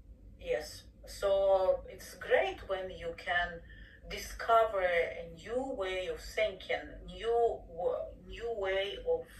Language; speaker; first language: English; non-native, fluent; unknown